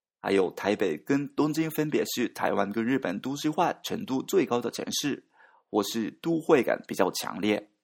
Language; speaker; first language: Chinese; non-native, learner; Japanese